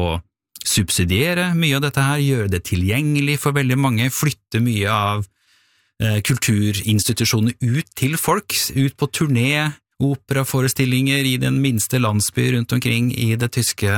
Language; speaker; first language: Norwegian; native; Norwegian